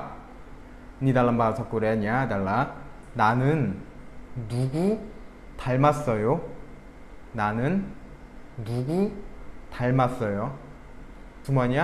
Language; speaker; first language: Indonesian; non-native, fluent; Korean